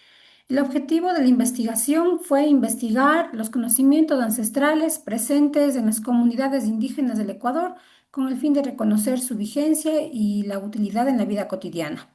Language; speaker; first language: Spanish; native; Spanish